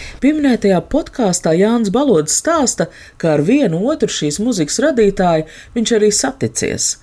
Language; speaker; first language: Latvian; native; Latvian